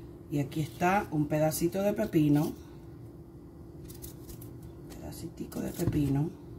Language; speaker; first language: Spanish; native; Spanish